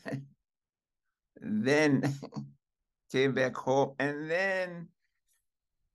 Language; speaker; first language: English; non-native, local second language; Kikuyu